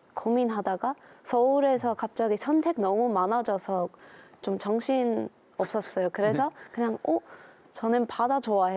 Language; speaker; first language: Korean; non-native, learner; English